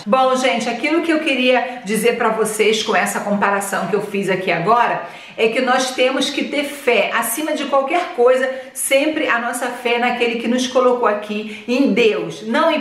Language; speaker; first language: Portuguese; native; Portuguese